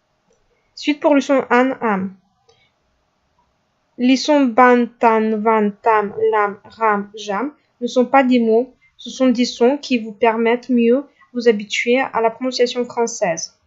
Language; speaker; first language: French; non-native, fluent; Russian